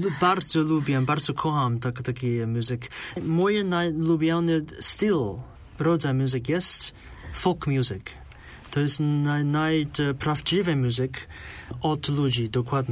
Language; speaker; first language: Polish; non-native, learner; Chinese